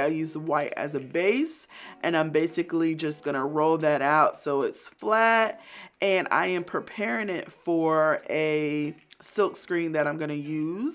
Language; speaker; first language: English; native; English